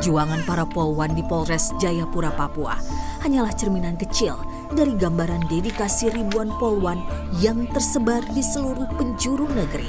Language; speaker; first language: Indonesian; native; Indonesian